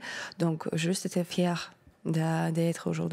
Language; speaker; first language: French; non-native, learner; Russian